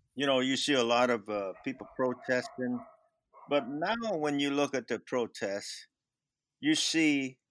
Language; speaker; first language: English; native; English